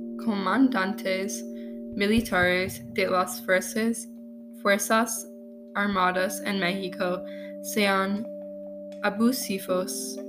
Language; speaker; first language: Spanish; non-native, learner; English